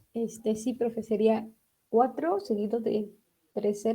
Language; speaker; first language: Spanish; native; Spanish